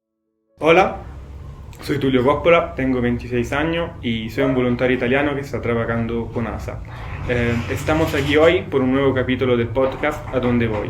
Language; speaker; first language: Spanish; non-native, fluent; Italian